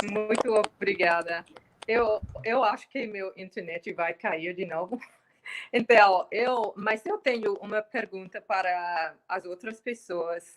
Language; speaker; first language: Portuguese; non-native, fluent; English